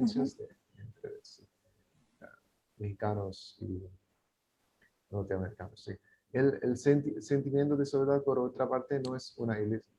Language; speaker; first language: Spanish; non-native, learner; English